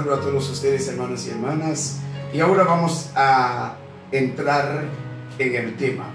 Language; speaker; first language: Spanish; native; Spanish